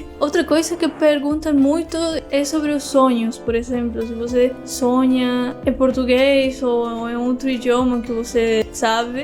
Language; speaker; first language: Portuguese; non-native, fluent; Spanish